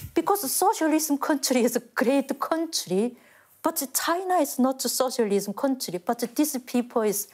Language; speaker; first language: English; non-native, fluent; Korean